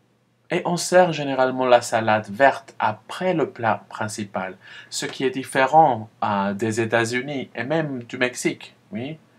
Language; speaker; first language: French; non-native, fluent; Spanish